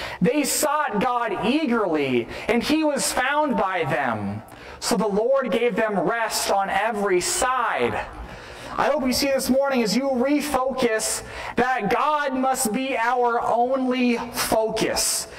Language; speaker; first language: English; native; English